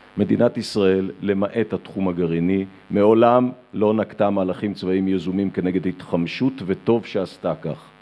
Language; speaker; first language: Hebrew; native; Hebrew